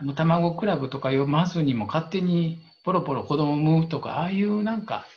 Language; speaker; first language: Japanese; native; Japanese